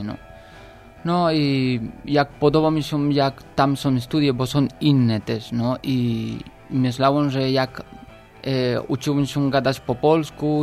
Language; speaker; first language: Polish; non-native, learner; Spanish